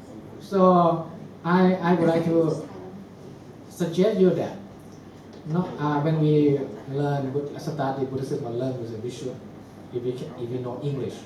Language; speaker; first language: English; non-native, fluent; Thai